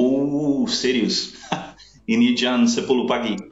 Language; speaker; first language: Indonesian; non-native, learner; Portuguese